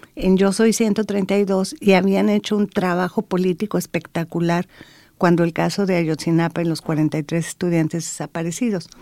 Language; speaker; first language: Spanish; native; Spanish